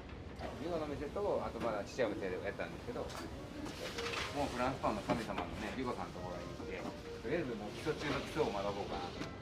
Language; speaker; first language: Japanese; native; Japanese